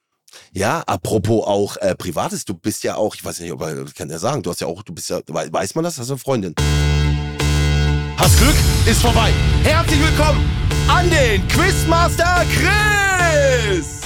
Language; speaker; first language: German; native; German